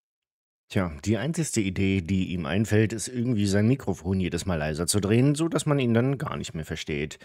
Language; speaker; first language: German; native; German